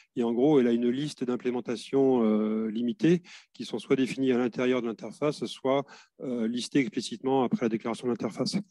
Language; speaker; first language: French; native; French